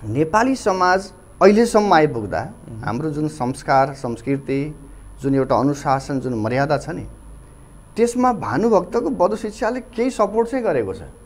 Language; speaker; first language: Nepali; native; Nepali